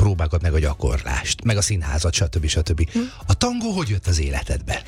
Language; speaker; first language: Hungarian; native; Hungarian